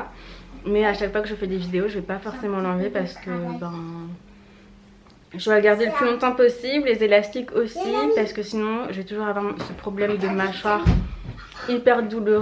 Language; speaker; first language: French; native; French